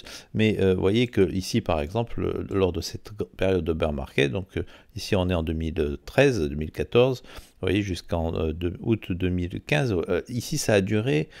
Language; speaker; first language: French; native; French